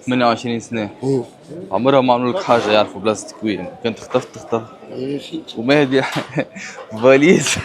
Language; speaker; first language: Arabic; native; Arabic